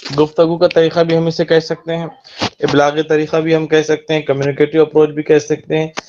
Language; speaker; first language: Urdu; native; Urdu